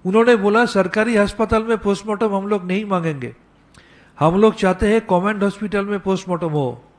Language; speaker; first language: Hindi; non-native, local second language; Bangla